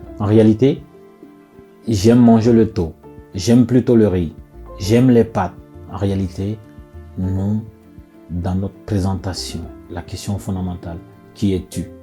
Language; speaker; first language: French; non-native, local second language; Bambara